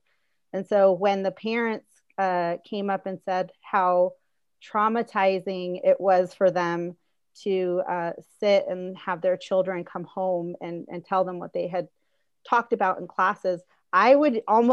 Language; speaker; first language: English; early bilingual, other home language; Spanish